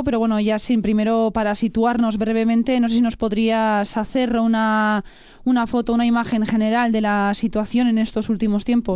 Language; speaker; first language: Spanish; native; Spanish